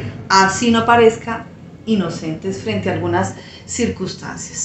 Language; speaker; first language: Spanish; native; Spanish